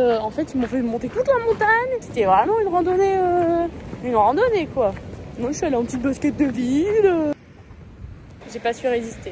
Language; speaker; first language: French; native; French